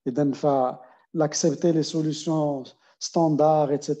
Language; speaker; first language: French; non-native, local second language; Arabic